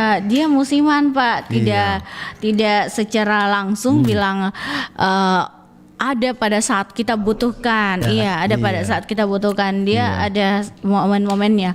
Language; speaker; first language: Indonesian; native; Indonesian